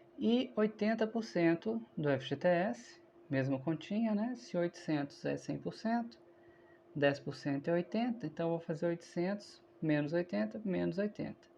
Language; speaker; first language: Portuguese; native; Portuguese